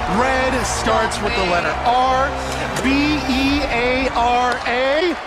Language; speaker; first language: English; native; English